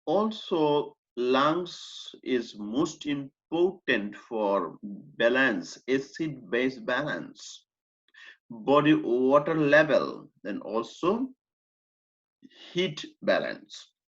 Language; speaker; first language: English; non-native, fluent; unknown